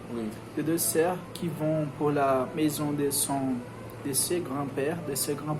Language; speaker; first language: French; non-native, learner; Portuguese